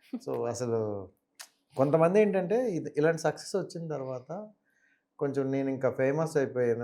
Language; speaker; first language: Telugu; native; Telugu